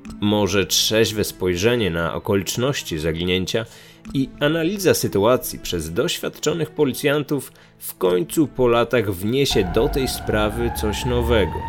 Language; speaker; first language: Polish; native; Polish